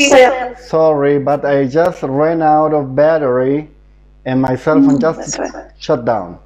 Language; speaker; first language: English; non-native, fluent; Spanish